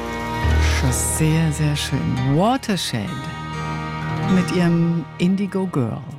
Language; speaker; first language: German; native; German